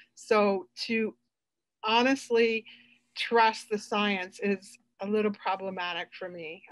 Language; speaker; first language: English; native; English